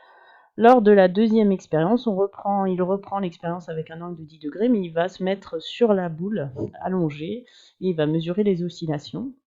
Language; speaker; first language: French; native; French